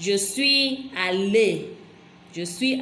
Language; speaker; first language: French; non-native, fluent; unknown